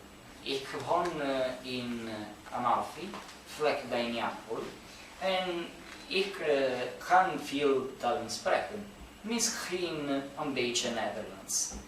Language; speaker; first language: Dutch; non-native, learner; Italian